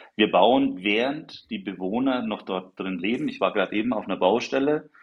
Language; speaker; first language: German; native; German